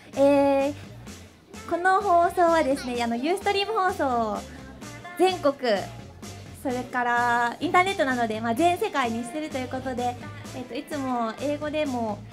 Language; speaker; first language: Japanese; early bilingual, heritage; Japanese